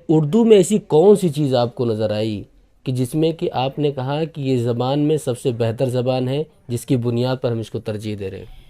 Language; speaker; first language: Urdu; native; Urdu